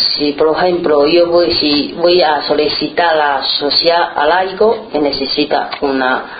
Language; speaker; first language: Spanish; non-native, learner; Chinese